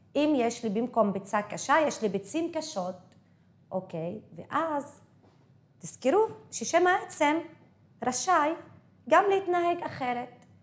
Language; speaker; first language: Hebrew; non-native, local second language; Arabic